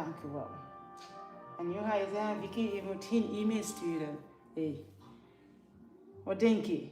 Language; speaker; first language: Dutch; non-native, fluent; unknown